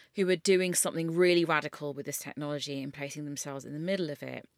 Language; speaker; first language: English; native; English